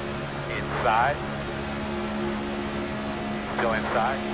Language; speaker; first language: English; native; English